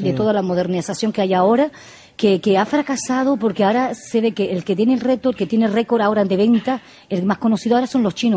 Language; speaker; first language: Spanish; native; Spanish